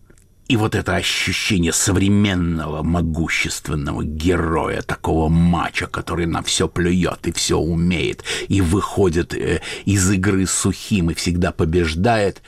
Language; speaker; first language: Russian; native; Russian